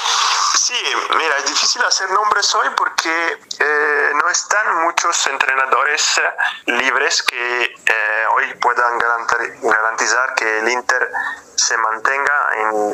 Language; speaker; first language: Spanish; non-native, fluent; Italian